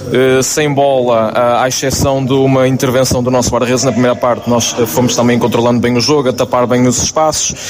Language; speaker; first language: Portuguese; native; Portuguese